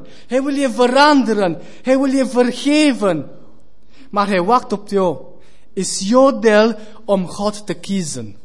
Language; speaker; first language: Dutch; non-native, fluent; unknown